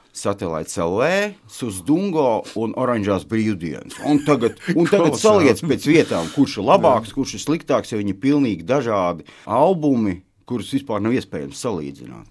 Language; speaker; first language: Latvian; native; Latvian